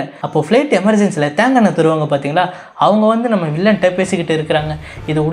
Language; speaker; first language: Tamil; native; Tamil